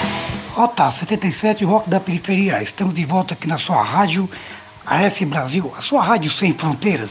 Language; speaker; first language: Portuguese; native; Portuguese